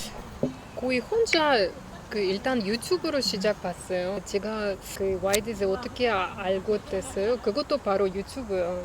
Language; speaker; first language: Korean; non-native, learner; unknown